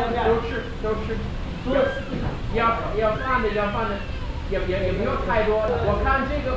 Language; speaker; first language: Chinese; non-native, fluent; English